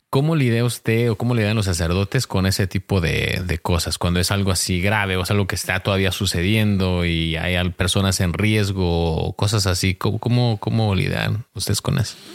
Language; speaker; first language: Spanish; early bilingual, heritage; Spanish